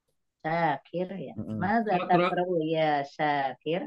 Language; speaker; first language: Arabic; non-native, learner; Indonesian